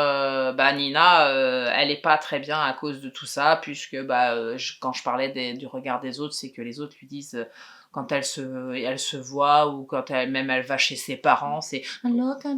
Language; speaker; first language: French; native; French